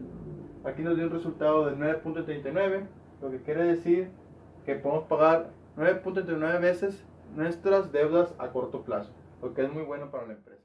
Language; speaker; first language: Spanish; native; Spanish